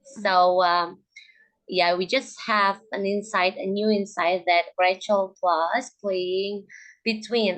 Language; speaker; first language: English; non-native, learner; Indonesian